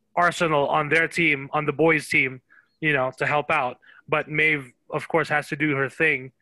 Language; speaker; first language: English; non-native, local second language; Filipino